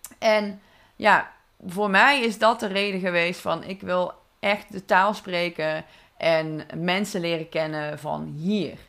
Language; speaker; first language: Dutch; native; Dutch